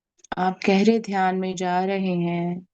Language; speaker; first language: Hindi; native; Hindi